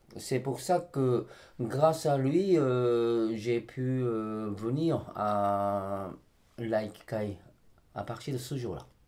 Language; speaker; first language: French; non-native, fluent; Japanese